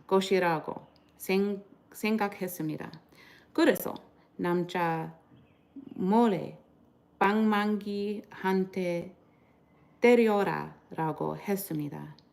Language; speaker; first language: Korean; non-native, learner; English